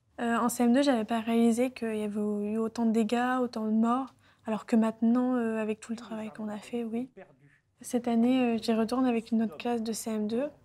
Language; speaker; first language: French; native; French